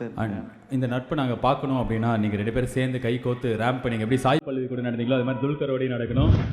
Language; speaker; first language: Tamil; native; Tamil